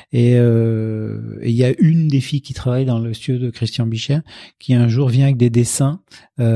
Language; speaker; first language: French; native; French